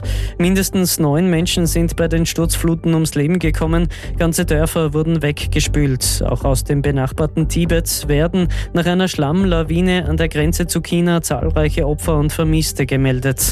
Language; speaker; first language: German; native; German